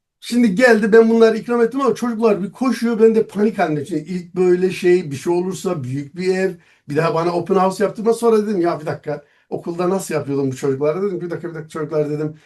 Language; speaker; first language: Turkish; non-native, local second language; Kurdish